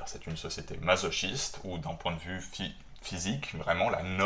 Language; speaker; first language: French; native; French